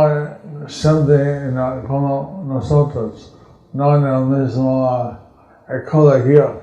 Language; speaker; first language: Spanish; non-native, learner; English